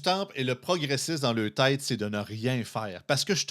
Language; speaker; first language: French; native; French